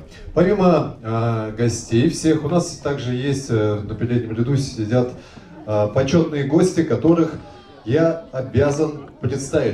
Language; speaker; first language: Russian; native; Russian